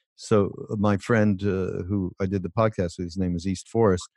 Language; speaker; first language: English; native; English